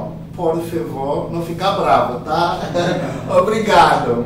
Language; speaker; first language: Portuguese; non-native, fluent; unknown